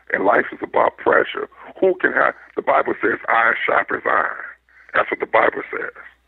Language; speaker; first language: English; native; English